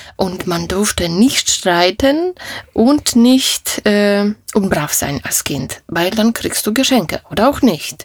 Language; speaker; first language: German; non-native, fluent; Polish